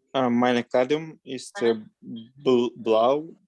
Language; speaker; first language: German; non-native, learner; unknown